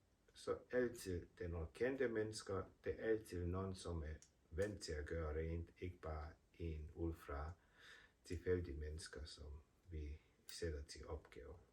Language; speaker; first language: Danish; non-native, fluent; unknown